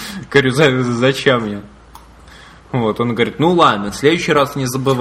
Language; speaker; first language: Russian; native; Russian